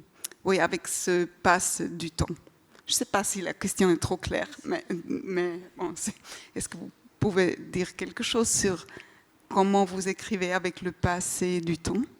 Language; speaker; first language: French; non-native, learner; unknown